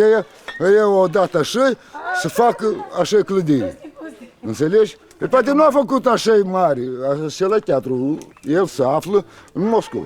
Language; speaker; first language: Romanian; non-native, local second language; Romany